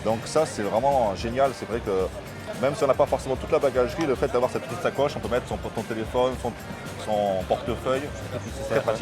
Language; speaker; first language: French; native; French